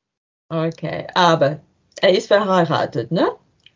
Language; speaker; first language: German; non-native, learner; English